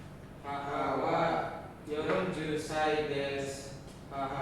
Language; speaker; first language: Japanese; non-native, learner; Indonesian